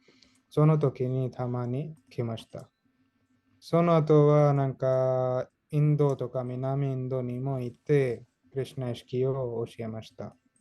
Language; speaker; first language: Japanese; non-native, fluent; Hindi